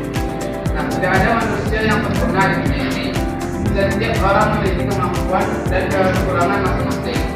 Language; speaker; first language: Indonesian; native; Indonesian